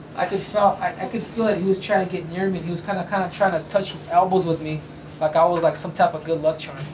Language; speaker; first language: English; early bilingual, other home language; Spanish